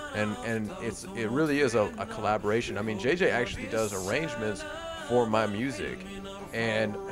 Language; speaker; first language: English; native; English